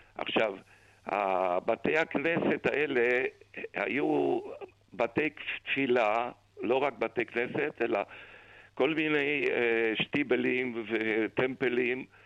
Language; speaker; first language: Hebrew; early bilingual, other home language; German